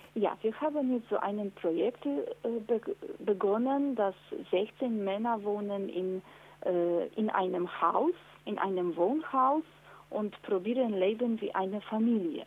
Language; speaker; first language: German; non-native, fluent; Polish